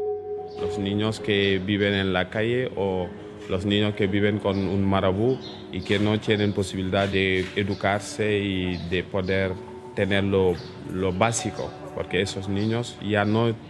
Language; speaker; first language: Spanish; non-native, fluent; Wolof